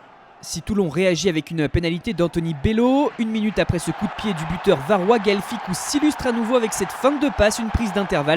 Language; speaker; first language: French; native; French